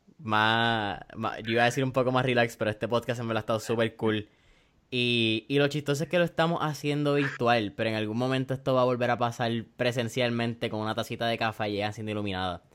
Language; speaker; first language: Spanish; native; Spanish